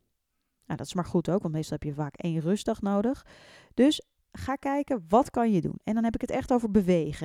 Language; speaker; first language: Dutch; native; Dutch